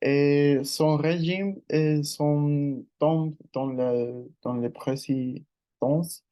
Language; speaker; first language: French; non-native, learner; Spanish